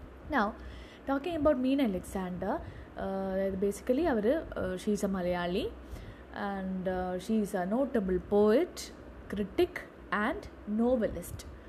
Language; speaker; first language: English; non-native, local second language; Malayalam